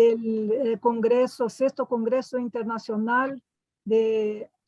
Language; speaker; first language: Spanish; non-native, fluent; Portuguese